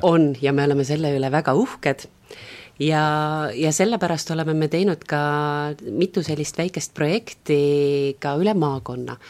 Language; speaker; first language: Estonian; native; Estonian